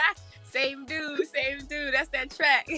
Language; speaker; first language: English; early bilingual, other home language; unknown